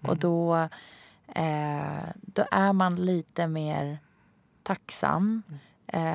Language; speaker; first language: Swedish; early bilingual, other home language; Arabic